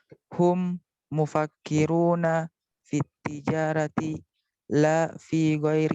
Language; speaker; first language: Arabic; non-native, learner; Indonesian